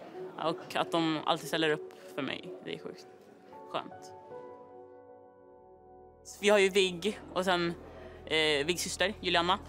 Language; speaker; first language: Swedish; early bilingual, other home language; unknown